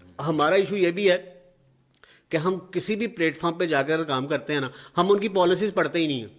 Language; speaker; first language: Urdu; non-native, local second language; Punjabi